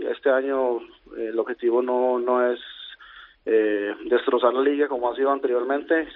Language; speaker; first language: Spanish; native; Spanish